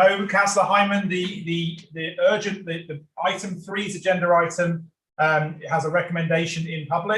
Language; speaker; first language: English; native; English